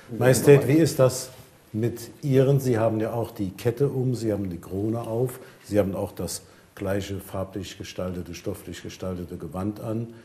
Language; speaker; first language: German; native; German